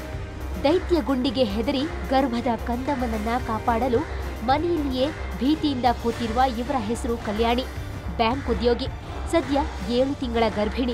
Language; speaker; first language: Kannada; native; Kannada